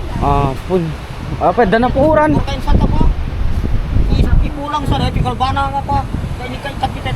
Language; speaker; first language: Filipino; non-native, local second language; Iloko